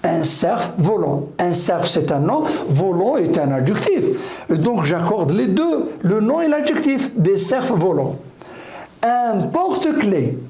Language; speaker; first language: French; non-native, local second language; Arabic